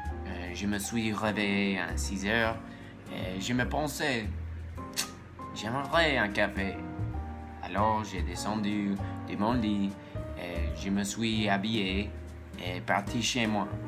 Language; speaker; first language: French; non-native, learner; English